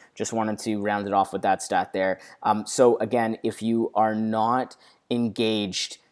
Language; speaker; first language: English; native; English